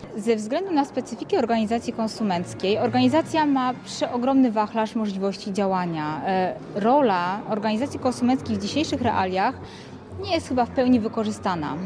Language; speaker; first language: Polish; native; Polish